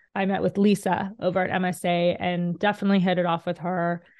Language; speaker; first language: English; native; English